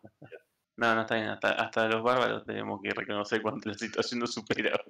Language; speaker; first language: Spanish; native; Spanish